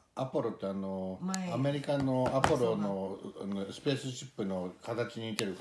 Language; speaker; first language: Japanese; native; Japanese